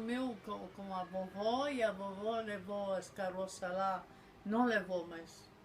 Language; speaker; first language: Portuguese; non-native, fluent; Polish